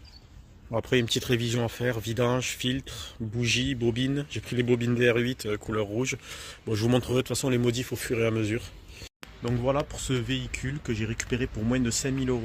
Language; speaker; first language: French; native; French